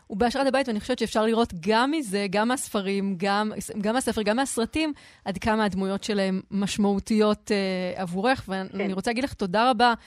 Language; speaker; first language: Hebrew; native; Hebrew